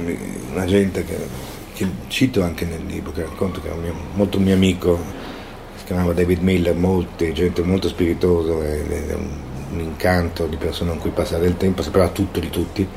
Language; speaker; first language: Italian; native; Italian